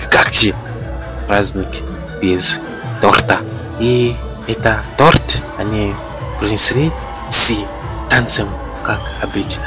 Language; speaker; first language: Russian; non-native, learner; Bemba